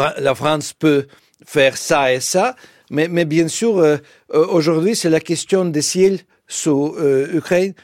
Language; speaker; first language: French; non-native, fluent; Russian